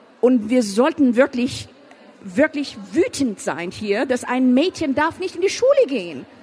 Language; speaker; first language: German; non-native, fluent; Persian